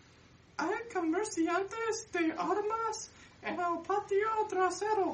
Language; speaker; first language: Spanish; non-native, learner; English